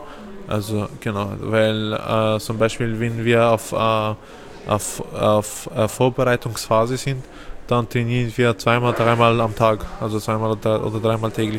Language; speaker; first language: German; non-native, fluent; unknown